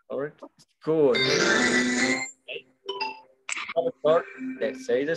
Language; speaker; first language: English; non-native, fluent; Spanish